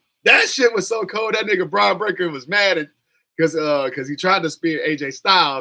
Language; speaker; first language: English; native; English